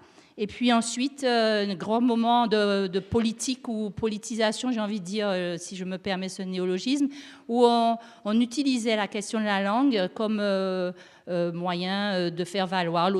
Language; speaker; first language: French; native; French